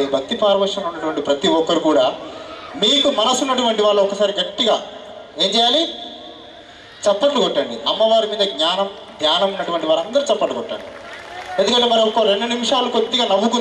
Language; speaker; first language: Telugu; native; Telugu